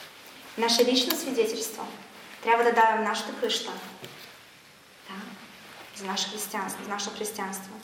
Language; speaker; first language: Bulgarian; non-native, fluent; Russian